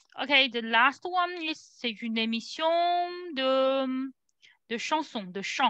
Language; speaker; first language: French; non-native, fluent; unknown